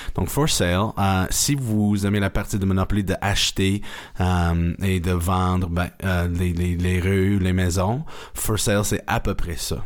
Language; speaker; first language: French; native; French